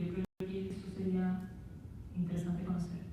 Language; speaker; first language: Spanish; native; Spanish